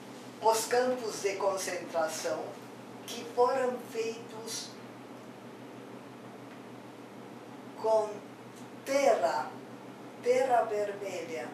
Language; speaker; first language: Portuguese; non-native, fluent; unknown